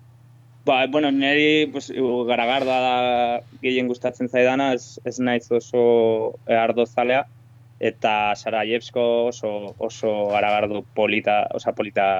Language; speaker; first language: Basque; non-native, local second language; Spanish